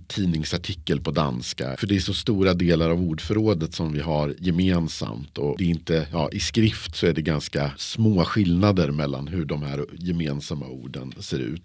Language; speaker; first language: Swedish; native; Swedish